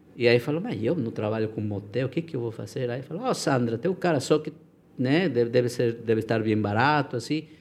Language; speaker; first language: Portuguese; non-native, fluent; Spanish